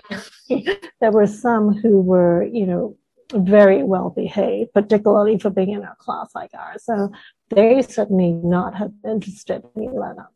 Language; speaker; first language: English; native; English